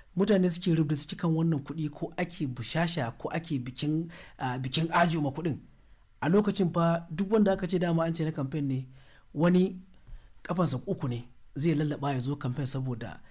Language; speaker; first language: Hausa; native; Hausa